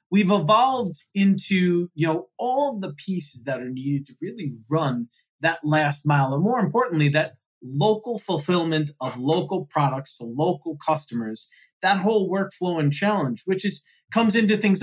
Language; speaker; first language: English; native; English